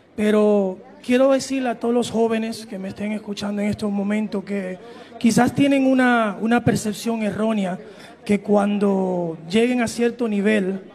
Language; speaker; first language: Spanish; early bilingual, heritage; Spanish